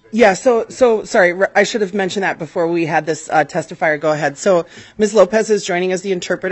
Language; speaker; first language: English; native; English